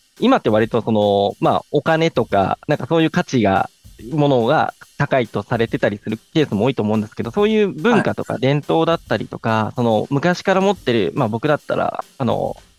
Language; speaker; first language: Japanese; native; Japanese